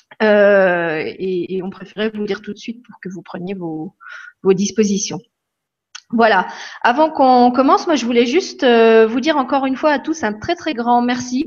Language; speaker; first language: French; native; French